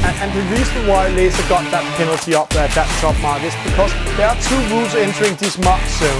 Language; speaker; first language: English; non-native, fluent; Danish